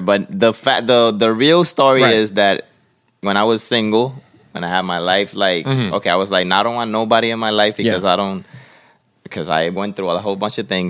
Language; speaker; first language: English; non-native, fluent; Spanish